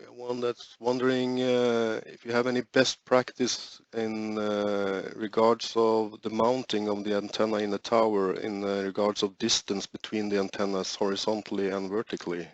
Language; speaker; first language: English; non-native, fluent; Norwegian